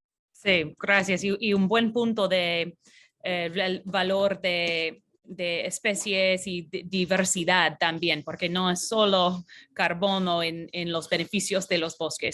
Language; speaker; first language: Spanish; non-native, fluent; English